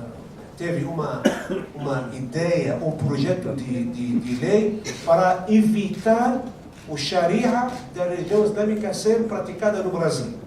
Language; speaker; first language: Portuguese; non-native, fluent; Arabic